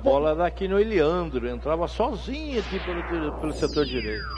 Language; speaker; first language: Portuguese; native; Portuguese